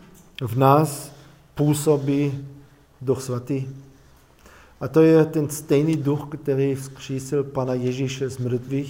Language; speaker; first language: Czech; non-native, fluent; German